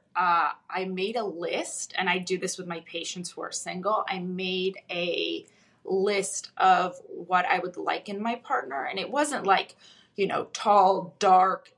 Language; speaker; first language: English; early bilingual, other home language; Russian